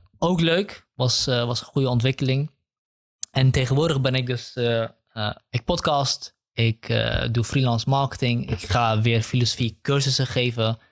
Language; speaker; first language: Dutch; early bilingual, other home language; Kurdish